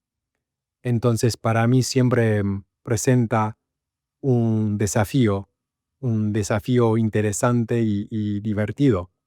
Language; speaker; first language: Spanish; non-native, fluent; English